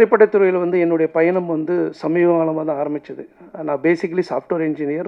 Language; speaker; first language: Tamil; native; Tamil